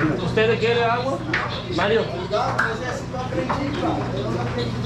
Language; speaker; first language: Portuguese; non-native, learner; Danish